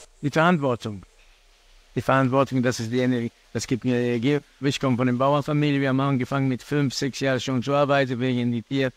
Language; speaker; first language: German; non-native, fluent; Italian